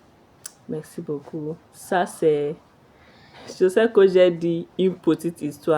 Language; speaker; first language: French; non-native, fluent; Igbo